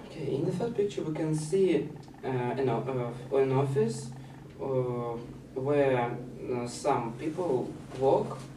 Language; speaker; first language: English; non-native, learner; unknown